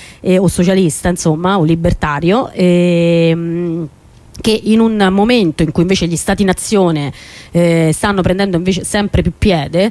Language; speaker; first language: Italian; native; Italian